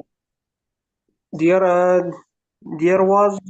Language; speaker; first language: English; non-native, learner; Persian